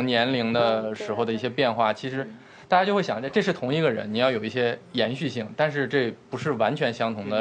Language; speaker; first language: Chinese; native; Chinese